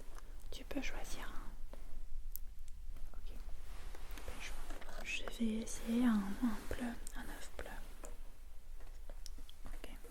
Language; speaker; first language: French; non-native, fluent; English